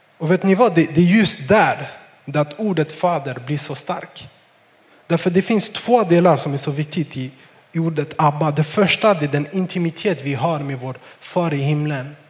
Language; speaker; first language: Swedish; non-native, fluent; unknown